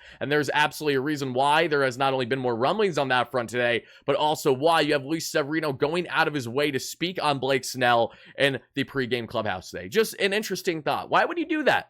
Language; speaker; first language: English; native; English